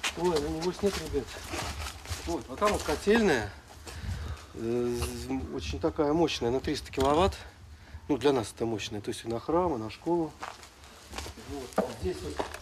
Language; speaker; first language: Russian; native; Russian